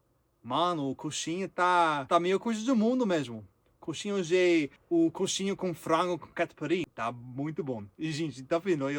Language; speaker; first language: Portuguese; non-native, learner; English